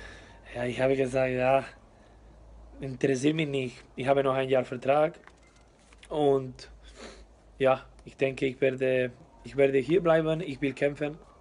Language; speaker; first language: German; non-native, learner; Spanish